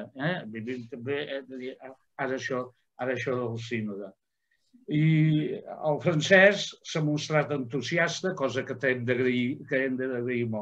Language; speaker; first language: Catalan; native; Catalan